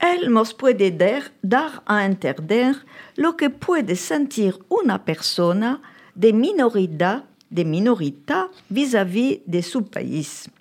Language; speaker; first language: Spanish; early bilingual, heritage; French